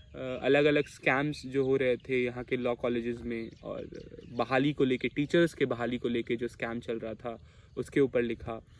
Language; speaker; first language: Hindi; non-native, local second language; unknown